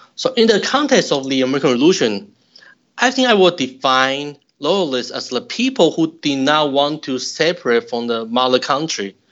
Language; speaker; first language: English; non-native, fluent; Chinese